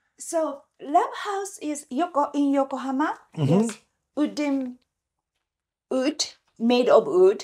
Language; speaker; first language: English; non-native, learner; Japanese